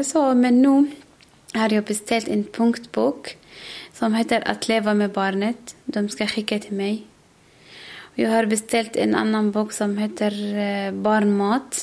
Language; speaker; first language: Swedish; non-native, learner; Arabic